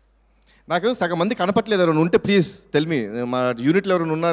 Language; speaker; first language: Telugu; native; Telugu